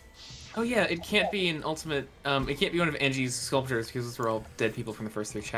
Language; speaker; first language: English; native; English